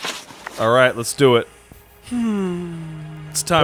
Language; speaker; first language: English; native; English